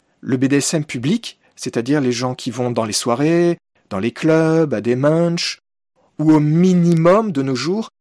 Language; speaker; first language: French; native; French